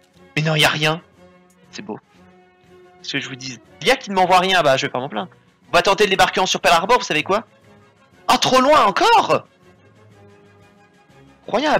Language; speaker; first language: French; native; French